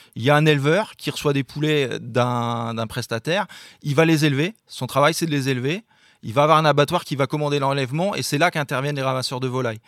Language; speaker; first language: French; native; French